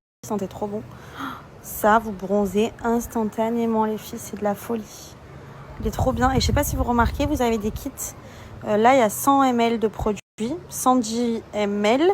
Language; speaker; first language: French; native; French